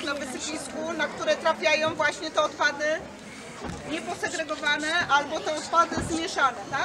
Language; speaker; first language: Polish; native; Polish